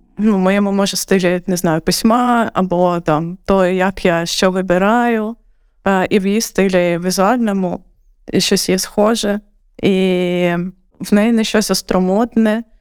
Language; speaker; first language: Ukrainian; non-native, local second language; Russian